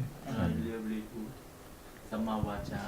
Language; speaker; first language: English; non-native, learner; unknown